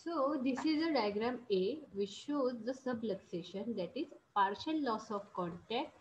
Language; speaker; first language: English; non-native, local second language; Marathi